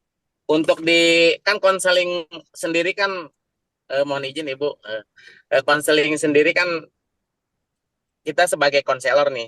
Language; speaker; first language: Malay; non-native, local second language; Sundanese